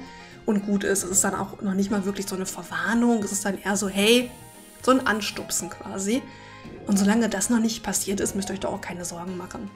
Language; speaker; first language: German; native; German